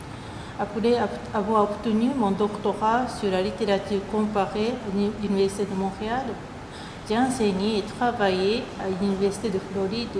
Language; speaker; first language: French; non-native, fluent; Japanese